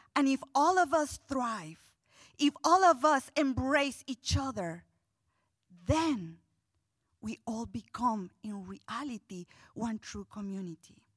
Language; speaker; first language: English; non-native, fluent; Spanish